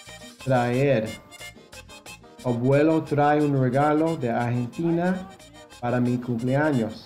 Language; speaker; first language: Spanish; non-native, fluent; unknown